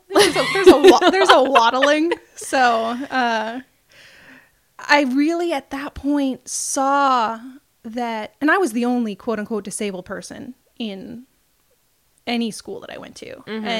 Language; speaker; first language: English; native; English